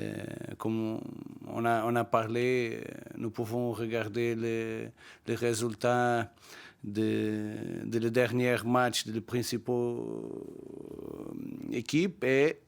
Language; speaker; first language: French; non-native, learner; Portuguese